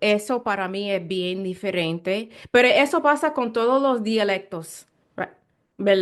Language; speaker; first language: Spanish; non-native, learner; English